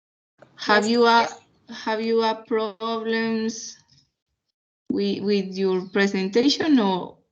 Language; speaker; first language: English; non-native, fluent; Spanish